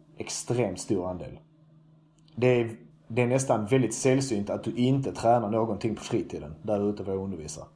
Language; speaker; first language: Swedish; native; Swedish